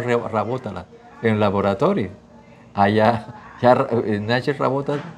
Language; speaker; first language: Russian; non-native, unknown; Spanish